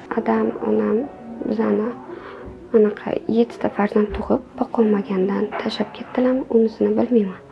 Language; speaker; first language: Uzbek; native; Uzbek